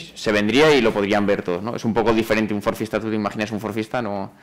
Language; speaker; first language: Spanish; native; Spanish